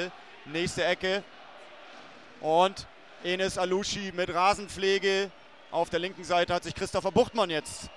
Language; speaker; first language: German; native; German